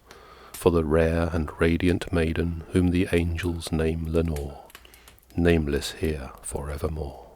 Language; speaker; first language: English; native; English